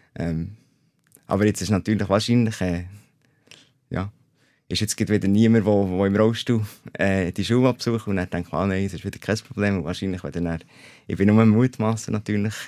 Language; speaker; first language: German; native; German